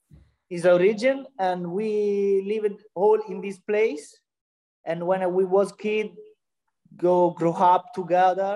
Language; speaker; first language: English; non-native, learner; Italian